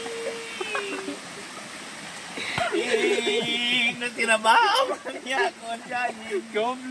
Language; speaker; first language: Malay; non-native, local second language; Sundanese